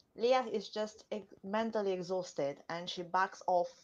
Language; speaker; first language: English; non-native, fluent; Romanian